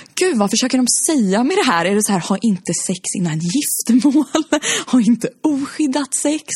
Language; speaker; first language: Swedish; native; Swedish